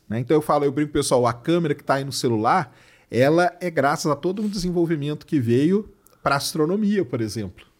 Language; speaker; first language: Portuguese; native; Portuguese